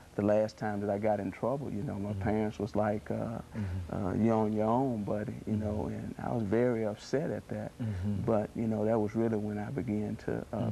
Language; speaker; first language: English; native; English